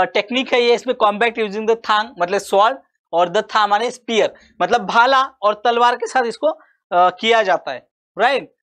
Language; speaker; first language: Hindi; non-native, local second language; Marathi